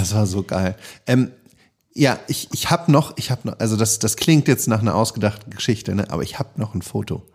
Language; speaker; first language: German; native; German